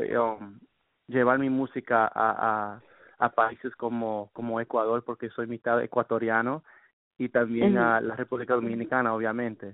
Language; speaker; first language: Spanish; early bilingual, heritage; Spanish